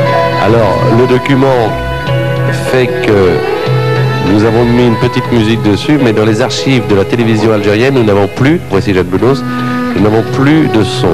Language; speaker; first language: French; native; French